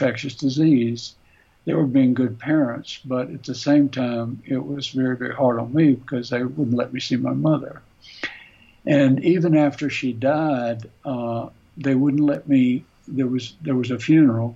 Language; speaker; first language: English; native; English